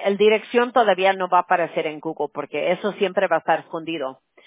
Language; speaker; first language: Spanish; early bilingual, heritage; Spanish